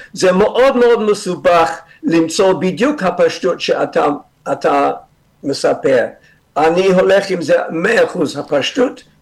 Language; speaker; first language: Hebrew; non-native, fluent; English